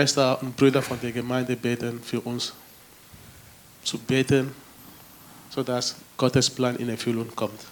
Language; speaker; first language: German; non-native, fluent; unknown